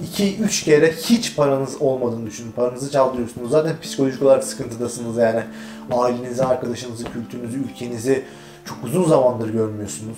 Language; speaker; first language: Turkish; native; Turkish